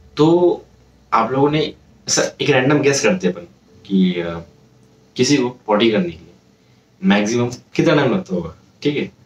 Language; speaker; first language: Hindi; native; Hindi